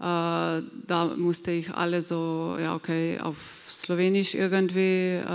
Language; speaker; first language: German; non-native, fluent; Slovenian